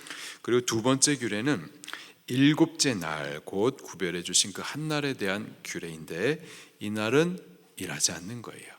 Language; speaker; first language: Korean; native; Korean